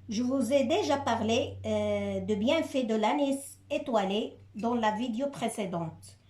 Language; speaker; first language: French; non-native, local second language; Arabic